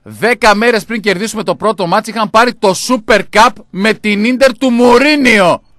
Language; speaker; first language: Greek; native; Greek